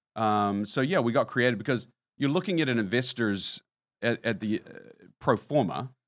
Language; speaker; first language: English; native; English